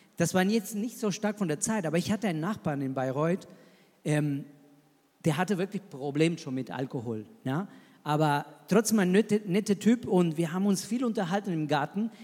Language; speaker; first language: German; non-native, fluent; Spanish